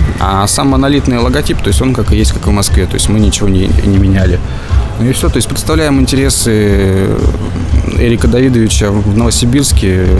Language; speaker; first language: Russian; native; Russian